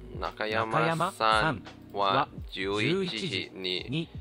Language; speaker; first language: Japanese; non-native, learner; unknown